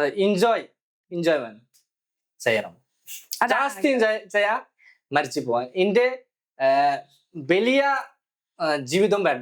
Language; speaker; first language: Malayalam; non-native, fluent; Bangla